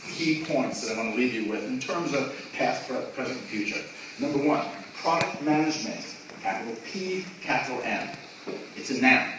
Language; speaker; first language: English; native; English